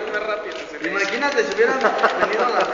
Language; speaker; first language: Spanish; native; Spanish